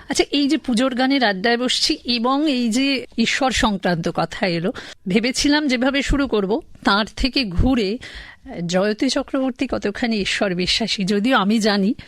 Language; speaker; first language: Bangla; native; Bangla